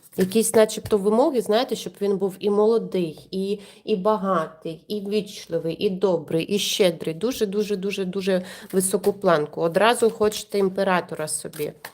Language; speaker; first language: Ukrainian; non-native, local second language; Russian